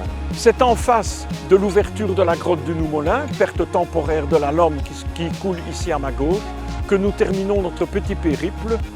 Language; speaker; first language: French; native; French